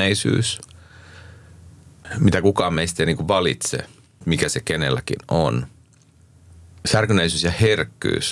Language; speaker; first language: Finnish; native; Finnish